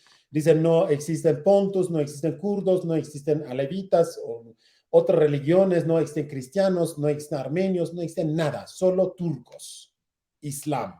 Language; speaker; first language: Spanish; non-native, learner; Kurdish